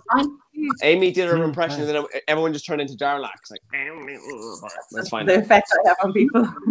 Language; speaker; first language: English; native; English